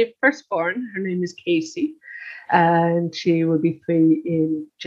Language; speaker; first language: English; native; English